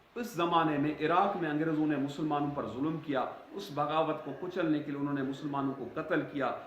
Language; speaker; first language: Urdu; non-native, local second language; Sindhi